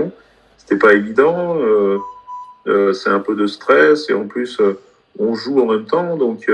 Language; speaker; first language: French; native; French